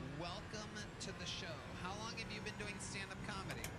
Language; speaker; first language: English; native; English